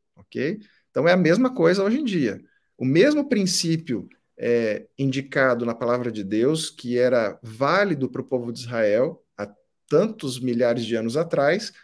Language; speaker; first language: Portuguese; native; Portuguese